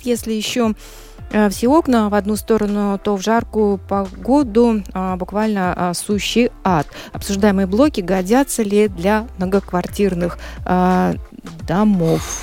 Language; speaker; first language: Russian; native; Russian